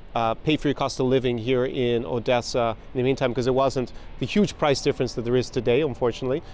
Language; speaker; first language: English; native; English